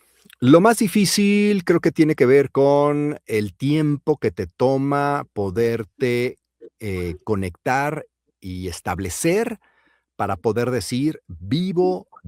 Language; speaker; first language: Spanish; native; Spanish